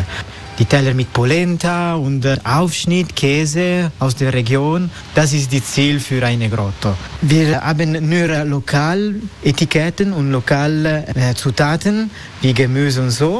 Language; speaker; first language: German; non-native, learner; Italian